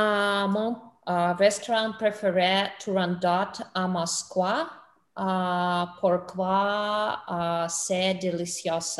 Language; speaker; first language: French; non-native, learner; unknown